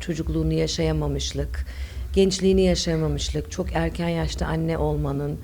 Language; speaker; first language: Turkish; early bilingual, other home language; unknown